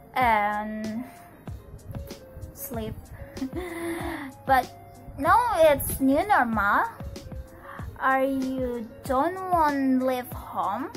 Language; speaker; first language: English; non-native, learner; Indonesian